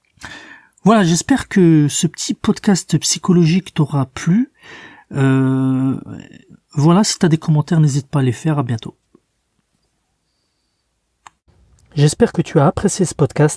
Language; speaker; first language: French; native; French